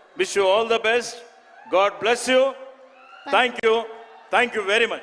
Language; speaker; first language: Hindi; non-native, local second language; Kannada